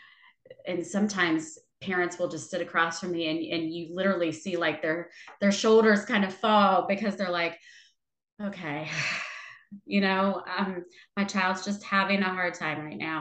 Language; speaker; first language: English; native; English